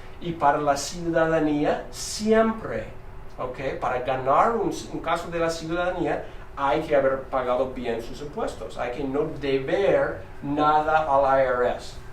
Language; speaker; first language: Spanish; non-native, fluent; English